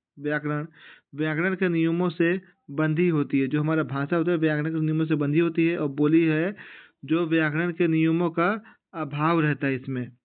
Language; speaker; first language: Hindi; native; Hindi